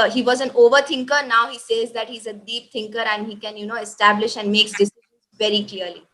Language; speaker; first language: English; non-native, local second language; Hindi